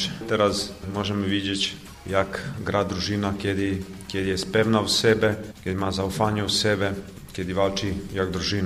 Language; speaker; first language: Polish; non-native, fluent; Croatian